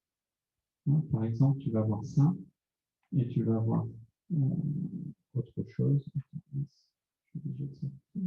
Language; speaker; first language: French; native; French